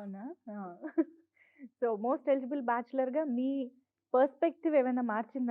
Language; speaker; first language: Telugu; native; Telugu